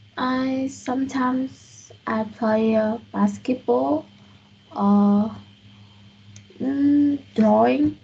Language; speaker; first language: English; non-native, learner; Vietnamese